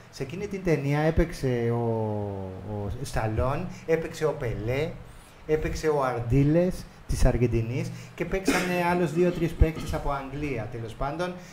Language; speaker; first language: Greek; non-native, fluent; Spanish